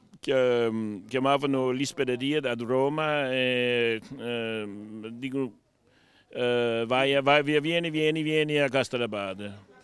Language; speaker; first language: Italian; non-native, learner; Danish